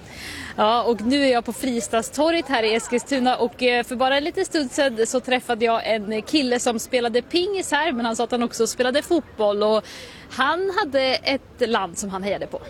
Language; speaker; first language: Swedish; native; Swedish